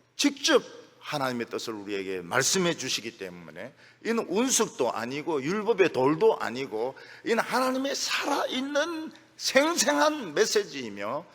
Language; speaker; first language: Korean; native; Korean